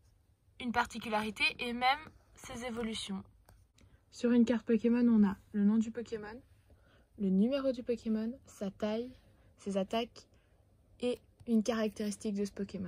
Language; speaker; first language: French; native; French